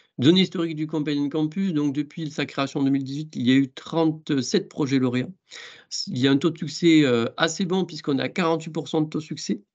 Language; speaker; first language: French; native; French